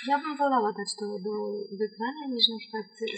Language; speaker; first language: Polish; native; Polish